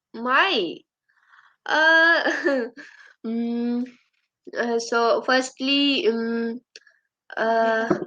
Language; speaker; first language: English; non-native, learner; Urdu